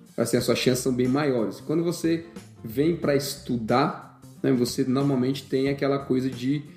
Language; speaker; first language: Portuguese; native; Portuguese